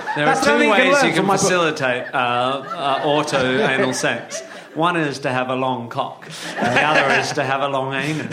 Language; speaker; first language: English; native; English